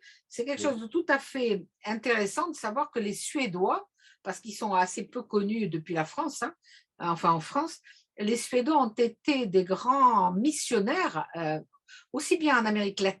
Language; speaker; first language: French; native; French